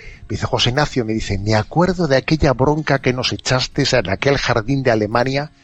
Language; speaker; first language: Spanish; native; Spanish